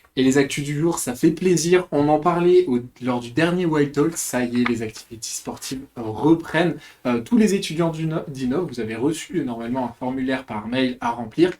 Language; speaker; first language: French; native; French